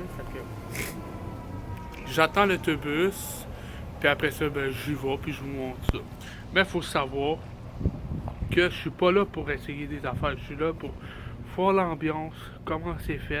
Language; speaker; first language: French; native; French